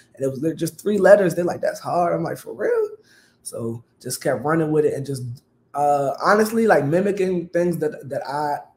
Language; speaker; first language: English; native; English